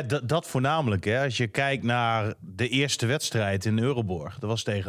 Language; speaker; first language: Dutch; native; Dutch